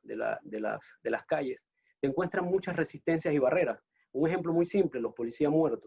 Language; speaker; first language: Spanish; native; Spanish